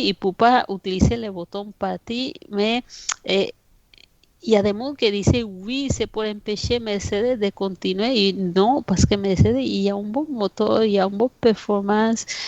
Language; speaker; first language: French; non-native, fluent; Spanish